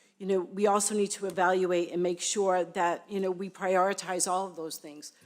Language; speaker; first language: English; native; English